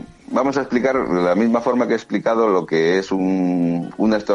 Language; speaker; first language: Spanish; native; Spanish